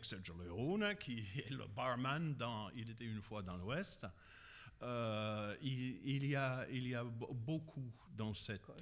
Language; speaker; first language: French; non-native, fluent; English